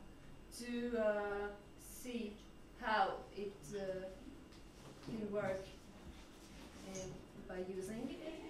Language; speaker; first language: English; non-native, learner; French